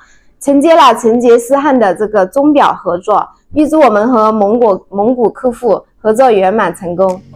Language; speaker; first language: Chinese; native; Chinese